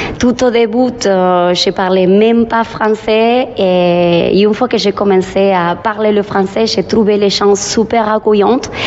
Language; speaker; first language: French; non-native, fluent; Spanish